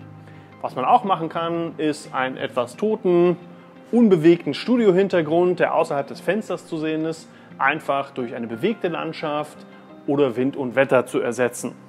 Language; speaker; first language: German; native; German